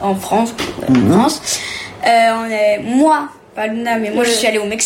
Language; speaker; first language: French; early bilingual, heritage; French